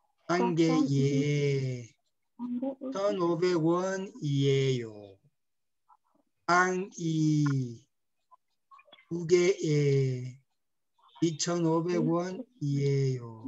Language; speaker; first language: Korean; non-native, fluent; Spanish